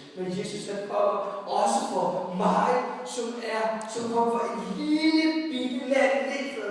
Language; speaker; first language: Danish; non-native, fluent; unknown